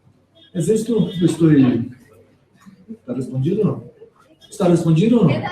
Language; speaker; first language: Spanish; non-native, learner; Portuguese